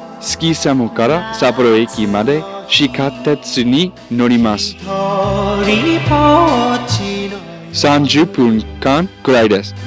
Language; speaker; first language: Japanese; non-native, learner; English